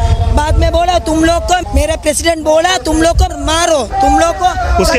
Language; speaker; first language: Hindi; non-native, learner; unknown